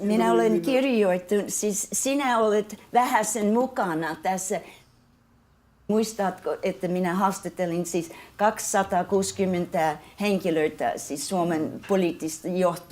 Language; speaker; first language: Finnish; non-native, learner; English